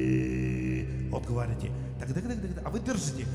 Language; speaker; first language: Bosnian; non-native, learner; Russian